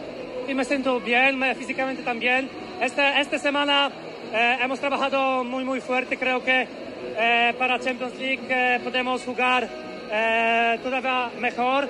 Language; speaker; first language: Spanish; non-native, learner; Polish